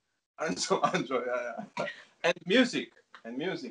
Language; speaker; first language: English; non-native, learner; Italian